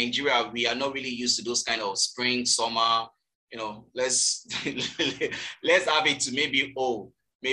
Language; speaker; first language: English; non-native, local second language; Yoruba